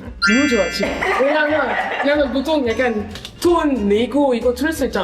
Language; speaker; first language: Korean; non-native, learner; French